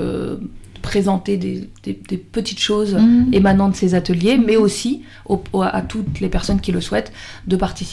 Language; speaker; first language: French; native; French